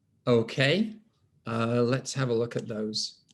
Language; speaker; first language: English; native; English